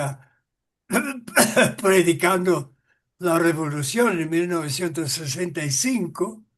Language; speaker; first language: Spanish; non-native, fluent; English